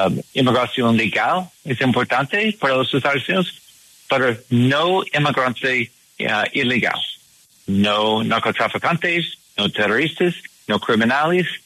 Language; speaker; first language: Spanish; non-native, learner; English